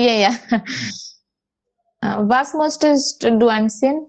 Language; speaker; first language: German; non-native, learner; Bangla